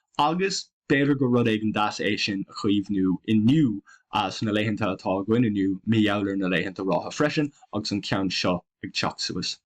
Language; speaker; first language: Irish; non-native, local second language; English